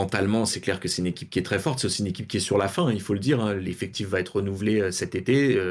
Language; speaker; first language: French; native; French